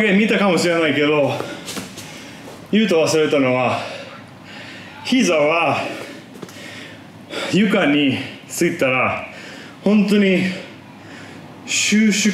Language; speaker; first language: Japanese; non-native, fluent; English